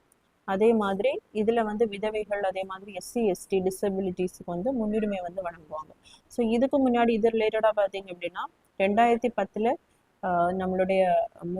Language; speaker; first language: Tamil; native; Tamil